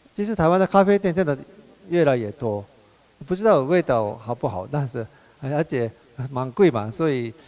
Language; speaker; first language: Chinese; non-native, fluent; Japanese